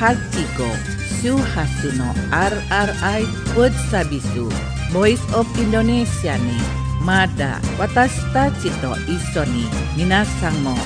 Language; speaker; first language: Japanese; non-native, fluent; Indonesian